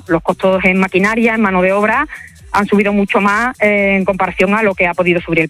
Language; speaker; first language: Spanish; native; Spanish